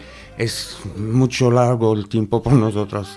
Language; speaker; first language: Spanish; non-native, fluent; Arabic